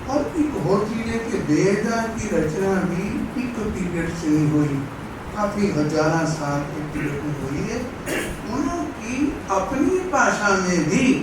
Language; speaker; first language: Hindi; non-native, local second language; Punjabi